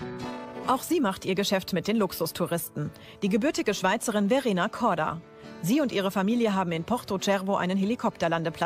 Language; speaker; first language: German; native; German